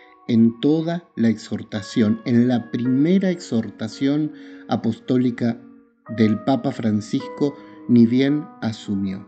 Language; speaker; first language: Spanish; native; Spanish